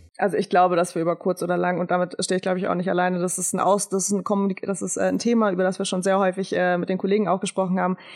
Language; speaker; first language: German; early bilingual, other home language; Turkish